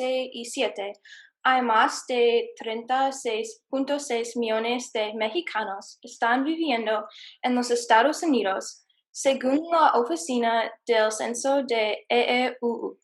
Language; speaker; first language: Spanish; non-native, learner; English